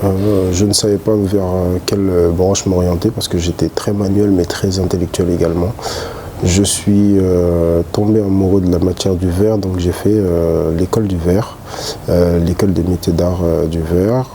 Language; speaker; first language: French; early bilingual, other home language; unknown